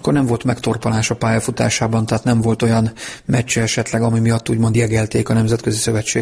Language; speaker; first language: Hungarian; native; Hungarian